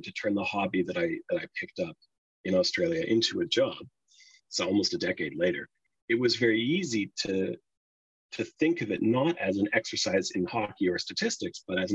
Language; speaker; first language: English; native; English